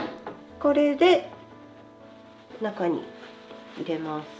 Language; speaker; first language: Japanese; native; Japanese